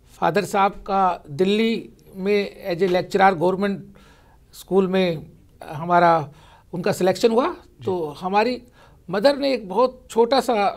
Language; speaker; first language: Hindi; native; Hindi